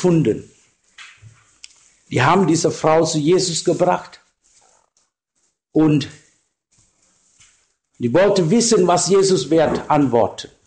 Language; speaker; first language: German; non-native, learner; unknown